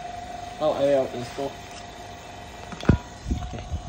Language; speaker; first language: English; non-native, local second language; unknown